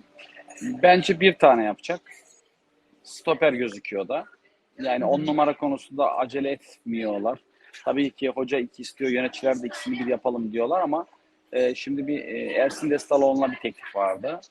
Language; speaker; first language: Turkish; native; Turkish